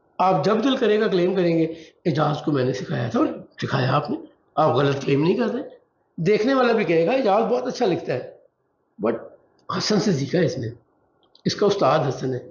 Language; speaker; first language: Urdu; non-native, local second language; Punjabi